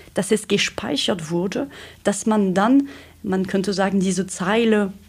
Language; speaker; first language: German; non-native, fluent; French